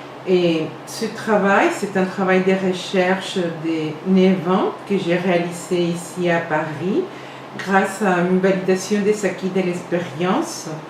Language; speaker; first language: French; non-native, fluent; Spanish